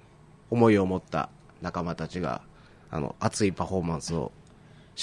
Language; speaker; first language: Japanese; native; Japanese